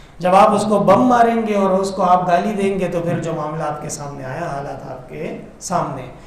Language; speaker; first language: Urdu; non-native, local second language; Pashto